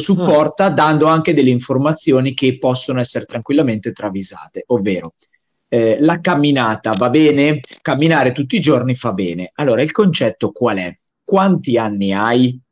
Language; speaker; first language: Italian; native; Italian